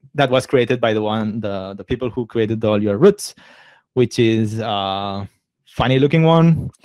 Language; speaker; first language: English; non-native, fluent; Catalan